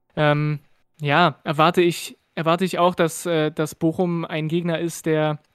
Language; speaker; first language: German; non-native, fluent; French